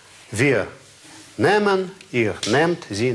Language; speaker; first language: German; non-native, fluent; Russian